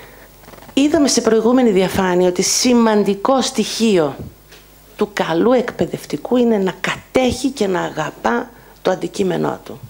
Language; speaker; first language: Greek; native; Greek